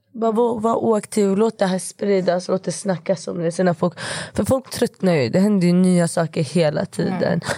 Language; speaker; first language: Swedish; early bilingual, other home language; Kurdish